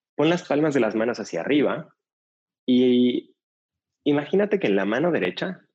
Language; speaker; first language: Spanish; native; Spanish